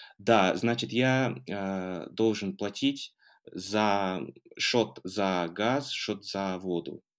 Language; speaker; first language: Russian; non-native, fluent; English